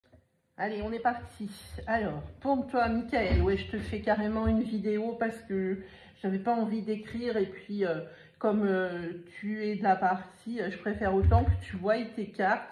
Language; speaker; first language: French; native; French